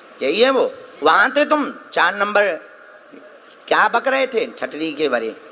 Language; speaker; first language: Hindi; native; Hindi